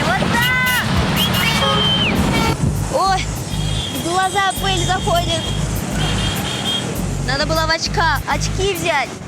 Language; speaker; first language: Russian; native; Russian